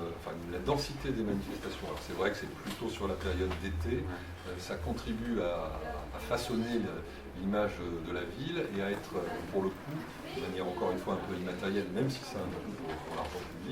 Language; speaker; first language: French; native; French